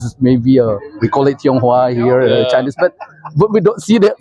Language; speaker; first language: English; non-native, fluent; Indonesian